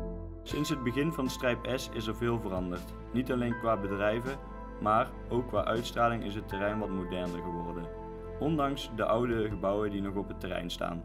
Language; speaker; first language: Dutch; native; Dutch